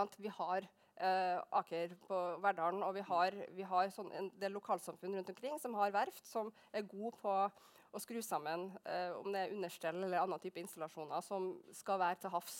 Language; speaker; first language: Norwegian; native; Norwegian